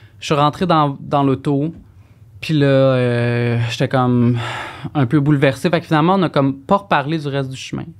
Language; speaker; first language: French; native; French